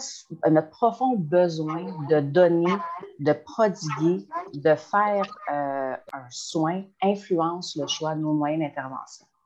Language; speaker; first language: French; native; French